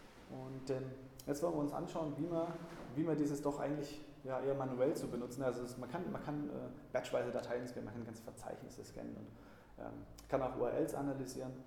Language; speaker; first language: German; native; German